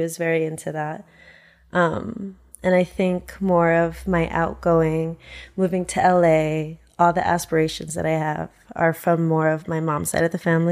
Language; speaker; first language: English; native; English